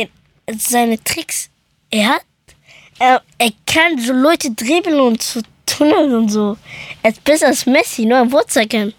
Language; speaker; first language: German; early bilingual, other home language; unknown